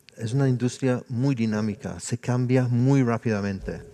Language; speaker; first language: Spanish; non-native, fluent; English